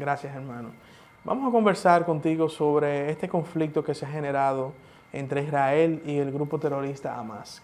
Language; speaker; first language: Spanish; native; Spanish